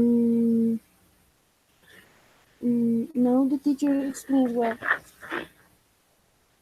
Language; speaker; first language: English; non-native, learner; Spanish